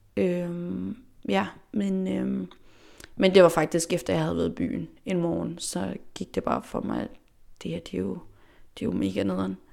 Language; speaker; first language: Danish; non-native, local second language; Faroese